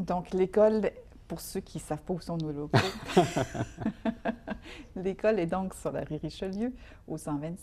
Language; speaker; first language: French; native; French